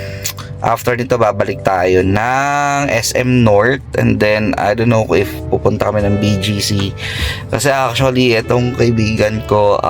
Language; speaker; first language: Filipino; native; Filipino